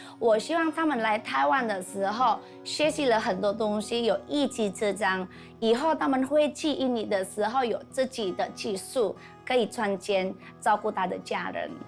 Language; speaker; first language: Chinese; non-native, fluent; Indonesian